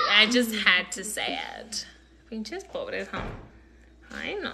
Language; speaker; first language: English; early bilingual, other home language; Spanish